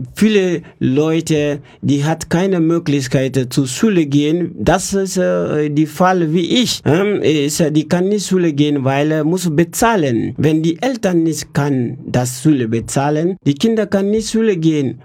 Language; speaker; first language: German; non-native, learner; Mandingo